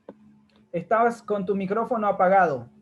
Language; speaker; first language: Spanish; native; Spanish